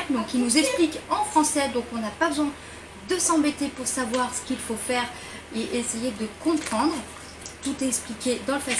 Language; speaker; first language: French; native; French